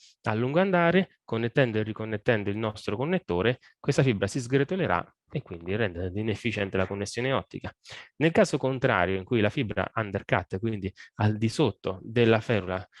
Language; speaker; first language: Italian; native; Italian